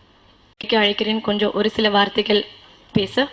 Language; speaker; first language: Tamil; native; Tamil